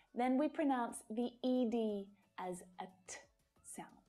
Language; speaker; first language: English; native; English